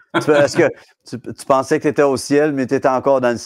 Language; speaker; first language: French; native; French